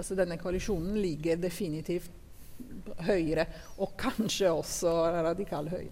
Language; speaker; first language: Norwegian; non-native, fluent; Italian